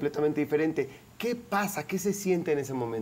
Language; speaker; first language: Spanish; native; Spanish